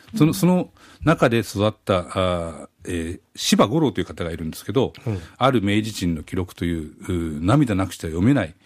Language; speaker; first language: Japanese; native; Japanese